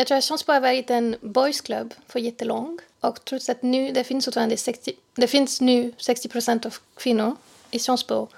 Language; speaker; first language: Swedish; non-native, fluent; French